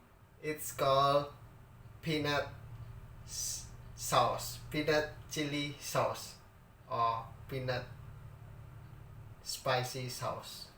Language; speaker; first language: English; non-native, learner; Indonesian